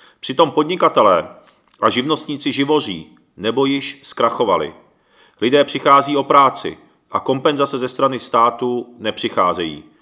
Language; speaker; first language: Czech; early bilingual, other home language; Japanese